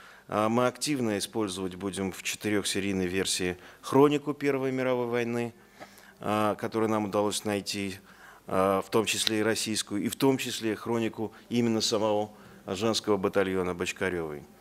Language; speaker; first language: Russian; native; Russian